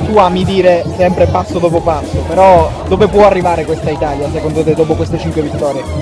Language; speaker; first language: Italian; native; Italian